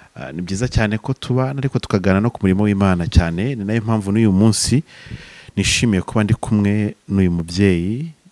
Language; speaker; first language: Kinyarwanda; native; Kinyarwanda